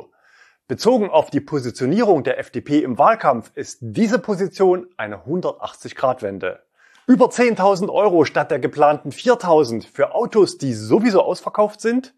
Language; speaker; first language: German; native; German